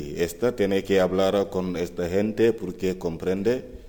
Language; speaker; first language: Spanish; non-native, learner; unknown